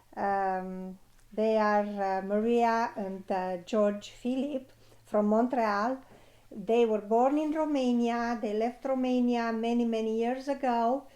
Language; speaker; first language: English; non-native, fluent; Romanian